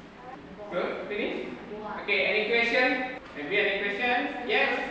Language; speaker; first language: English; non-native, learner; Indonesian